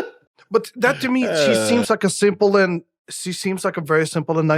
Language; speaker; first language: English; native; English